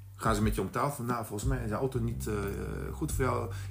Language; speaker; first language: Dutch; non-native, fluent; Bosnian